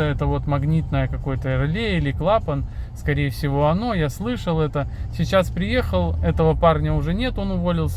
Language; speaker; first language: Russian; native; Russian